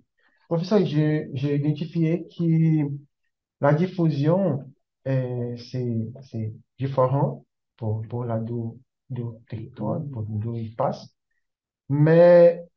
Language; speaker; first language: French; non-native, learner; Portuguese